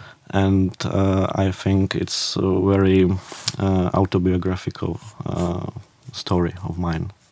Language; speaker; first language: English; non-native, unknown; Czech